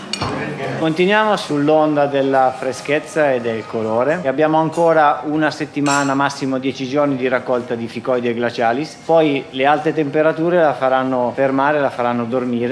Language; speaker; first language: Italian; native; Italian